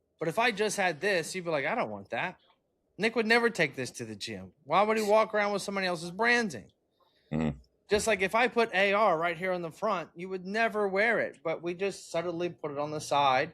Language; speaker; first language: English; native; English